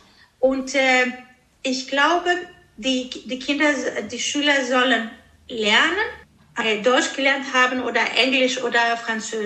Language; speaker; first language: German; early bilingual, other home language; Greek